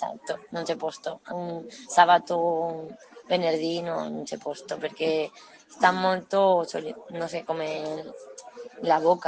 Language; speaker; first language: Italian; non-native, learner; Spanish